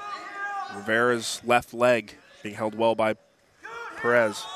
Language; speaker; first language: English; native; English